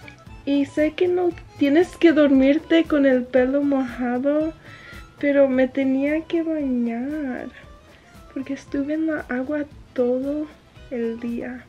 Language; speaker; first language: Spanish; early bilingual, heritage; Spanish